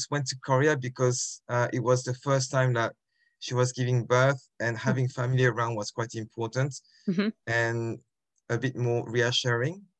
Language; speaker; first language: English; non-native, fluent; French